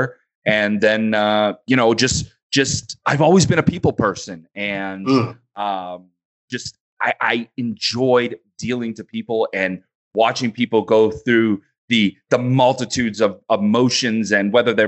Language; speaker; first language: English; native; English